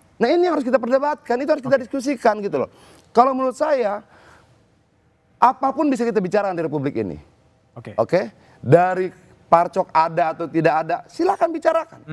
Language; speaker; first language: Indonesian; native; Indonesian